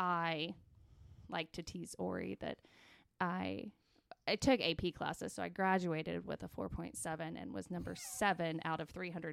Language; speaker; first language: English; native; English